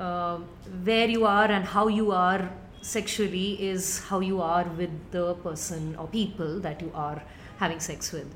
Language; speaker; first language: English; non-native, local second language; Tamil